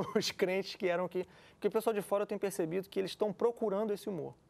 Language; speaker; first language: Portuguese; native; Portuguese